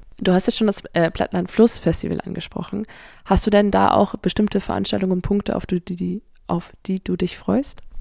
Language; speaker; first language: German; native; German